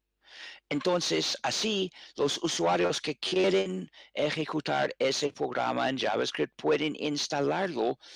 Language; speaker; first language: Spanish; non-native, fluent; English